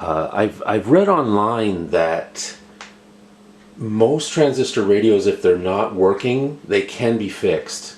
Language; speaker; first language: English; native; English